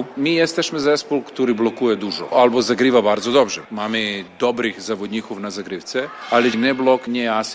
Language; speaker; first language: Polish; non-native, fluent; Serbian